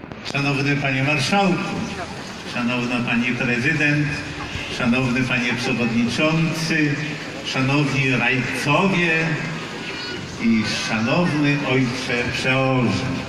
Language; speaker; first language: Polish; native; Polish